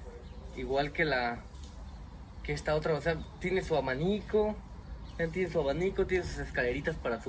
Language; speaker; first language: Spanish; native; Spanish